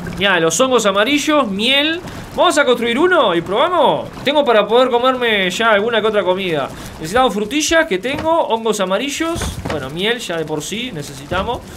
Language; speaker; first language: Spanish; native; Spanish